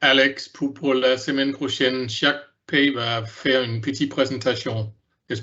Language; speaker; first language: French; non-native, learner; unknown